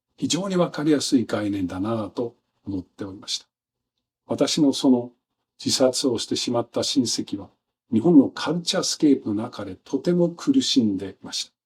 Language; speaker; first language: Japanese; non-native, fluent; Danish